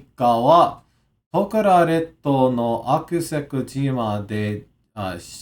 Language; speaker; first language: Japanese; non-native, learner; English